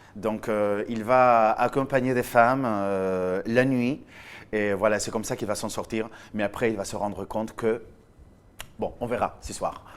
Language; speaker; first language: French; non-native, fluent; Spanish